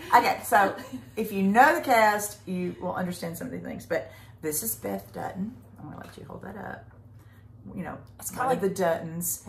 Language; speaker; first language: English; native; English